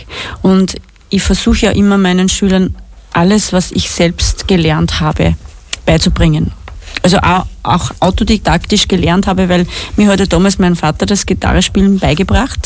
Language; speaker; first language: German; native; German